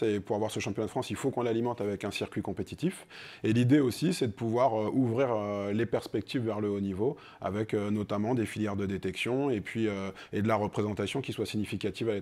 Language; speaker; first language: French; native; French